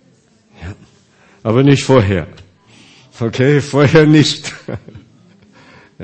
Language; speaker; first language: German; non-native, fluent; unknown